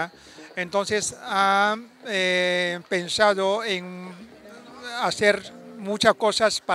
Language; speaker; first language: Spanish; non-native, fluent; Chinese